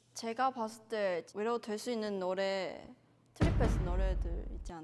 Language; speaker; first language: Korean; non-native, fluent; Chinese